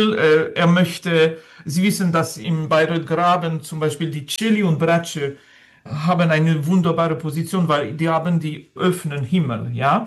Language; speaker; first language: German; non-native, learner; French